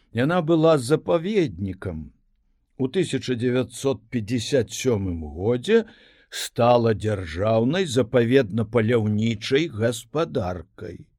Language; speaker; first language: Belarusian; native; Belarusian